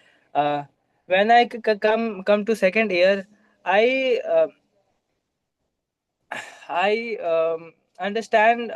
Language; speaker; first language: English; non-native, local second language; Hindi